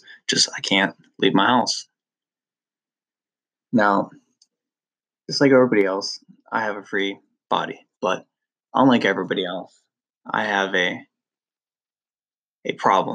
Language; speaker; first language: English; native; English